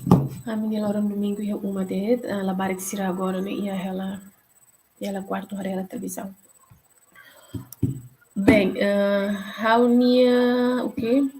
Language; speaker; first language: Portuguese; non-native, local second language; Tetum